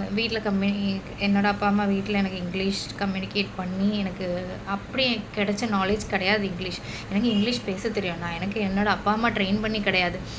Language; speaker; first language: Tamil; non-native, local second language; Malayalam